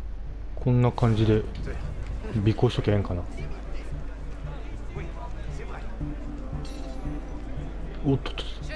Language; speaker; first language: Japanese; native; Japanese